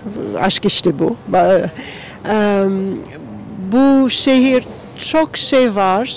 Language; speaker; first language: Turkish; non-native, learner; English